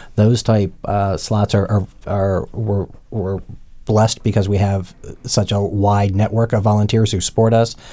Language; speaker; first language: English; native; English